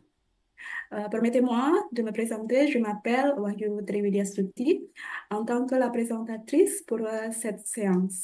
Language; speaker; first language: French; non-native, fluent; Indonesian